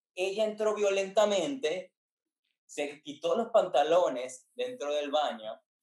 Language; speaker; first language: Spanish; native; Spanish